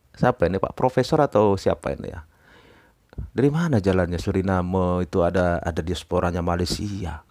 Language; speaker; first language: Indonesian; native; Indonesian